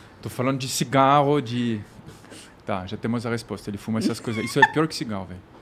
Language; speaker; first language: Portuguese; non-native, fluent; French